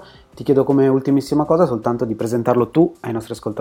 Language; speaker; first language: Italian; native; Italian